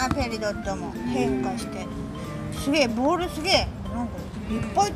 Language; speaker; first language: Japanese; native; Japanese